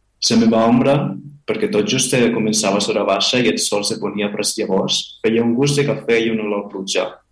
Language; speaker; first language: Catalan; non-native, local second language; Spanish